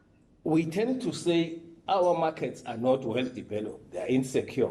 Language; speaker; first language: English; non-native, local second language; Swati